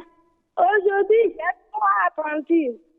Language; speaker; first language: French; non-native, learner; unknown